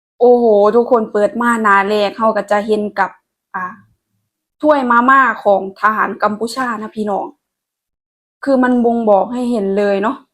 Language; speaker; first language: Thai; non-native, local second language; Lao